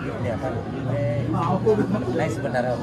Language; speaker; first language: Indonesian; non-native, local second language; Balinese